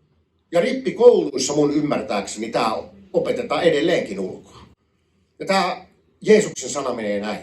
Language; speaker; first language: Finnish; native; Finnish